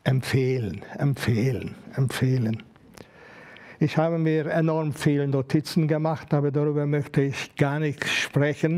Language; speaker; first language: German; non-native, fluent; Hungarian